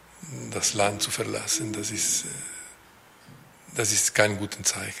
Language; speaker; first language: German; non-native, local second language; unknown